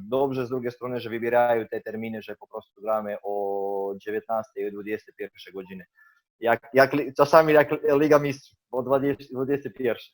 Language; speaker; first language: Polish; non-native, fluent; Croatian